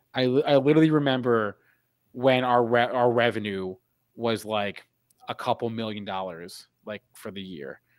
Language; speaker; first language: English; native; English